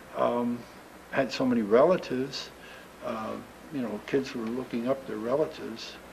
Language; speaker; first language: English; native; English